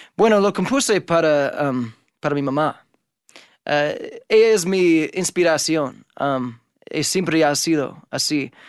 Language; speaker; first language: Spanish; non-native, fluent; English